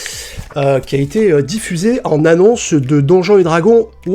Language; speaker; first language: French; native; French